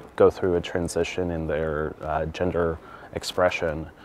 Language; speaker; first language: English; native; English